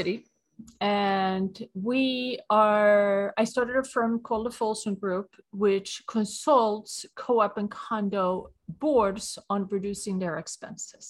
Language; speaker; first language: English; non-native, fluent; Swedish